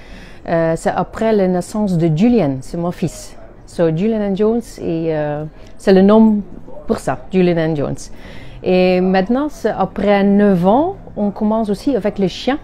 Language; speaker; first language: French; non-native, learner; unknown